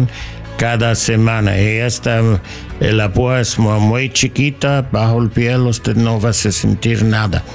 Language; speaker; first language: Spanish; non-native, learner; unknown